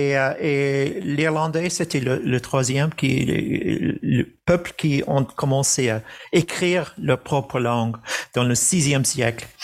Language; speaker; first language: French; non-native, fluent; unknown